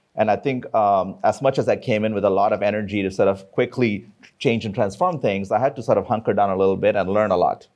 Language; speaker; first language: English; non-native, local second language; Tamil